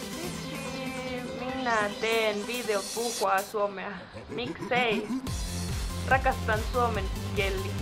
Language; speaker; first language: Finnish; non-native, learner; Spanish